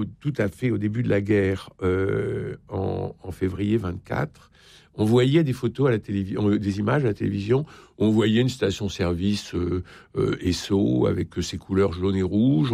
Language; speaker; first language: French; native; French